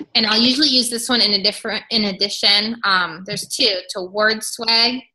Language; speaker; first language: English; native; English